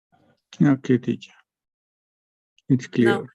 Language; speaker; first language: English; non-native, learner; Spanish